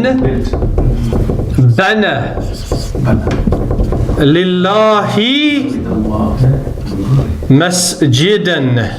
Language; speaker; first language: Arabic; non-native, fluent; English